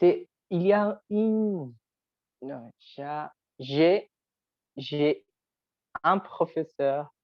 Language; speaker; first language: French; non-native, learner; Spanish